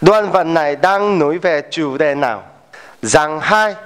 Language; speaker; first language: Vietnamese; non-native, fluent; Korean